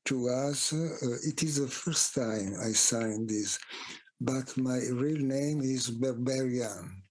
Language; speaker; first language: English; non-native, fluent; Italian